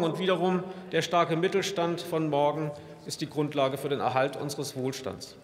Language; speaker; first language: German; native; German